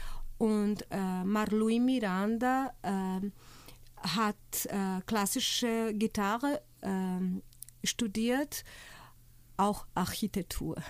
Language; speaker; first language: German; non-native, fluent; Portuguese